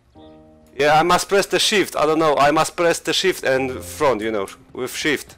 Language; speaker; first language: English; non-native, learner; Polish